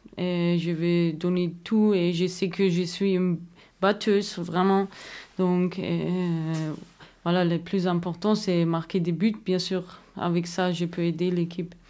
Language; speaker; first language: French; non-native, learner; German